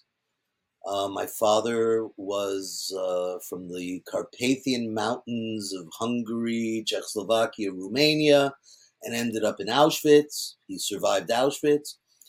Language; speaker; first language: English; early bilingual, other home language; Yiddish